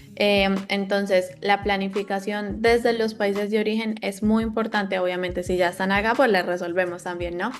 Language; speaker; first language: Spanish; native; Spanish